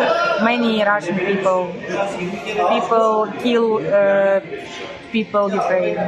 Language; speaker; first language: English; non-native, learner; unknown